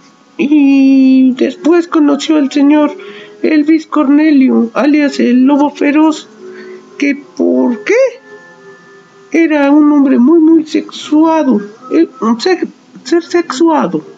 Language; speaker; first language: Spanish; native; Spanish